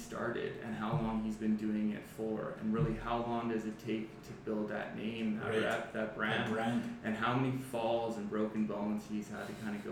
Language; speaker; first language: English; native; English